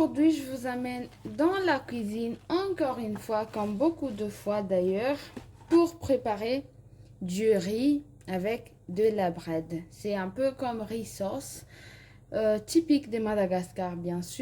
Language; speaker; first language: French; non-native, local second language; Malagasy